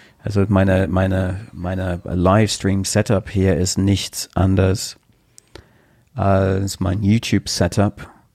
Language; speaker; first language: German; non-native, fluent; English